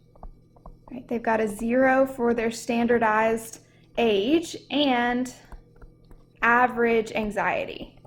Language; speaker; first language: English; native; English